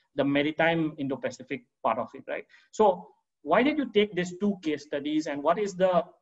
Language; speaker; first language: English; non-native, local second language; Manipuri